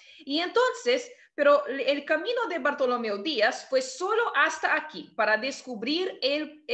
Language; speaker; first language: Spanish; non-native, fluent; Portuguese